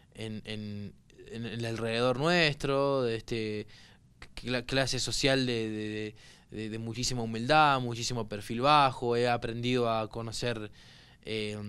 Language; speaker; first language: Spanish; native; Spanish